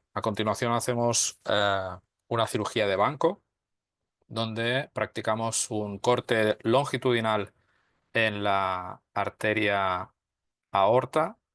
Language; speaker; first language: Spanish; native; Spanish